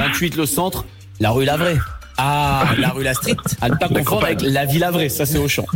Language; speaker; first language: French; native; French